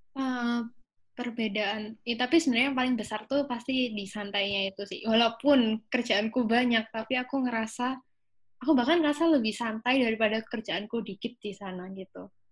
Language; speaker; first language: Indonesian; native; Indonesian